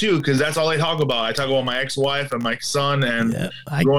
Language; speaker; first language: English; native; English